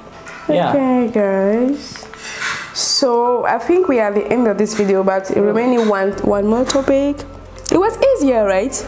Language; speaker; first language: English; non-native, local second language; French